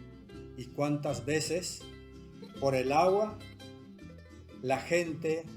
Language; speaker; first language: Spanish; non-native, local second language; Quechua